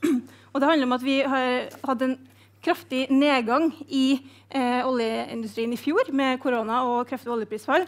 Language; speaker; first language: Norwegian; native; Norwegian